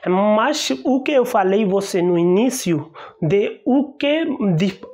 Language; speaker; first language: Portuguese; non-native, learner; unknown